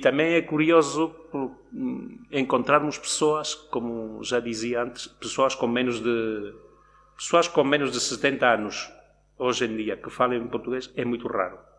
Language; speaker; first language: Portuguese; non-native, local second language; Spanish